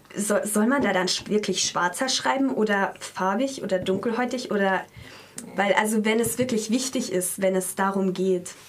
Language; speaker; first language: German; native; German